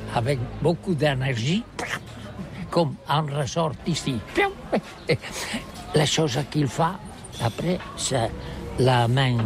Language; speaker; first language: French; non-native, learner; Catalan